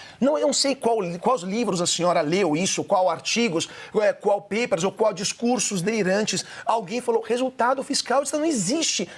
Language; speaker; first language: Portuguese; non-native, fluent; Italian